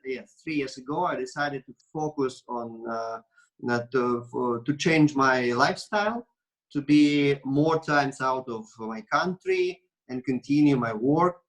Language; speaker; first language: English; non-native, learner; Russian